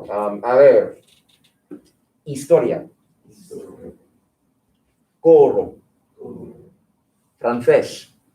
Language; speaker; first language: Spanish; non-native, fluent; English